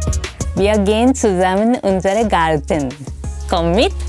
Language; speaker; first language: German; non-native, fluent; Japanese